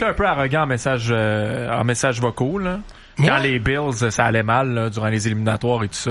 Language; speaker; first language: French; native; French